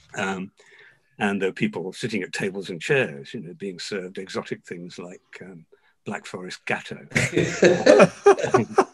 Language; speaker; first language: English; native; English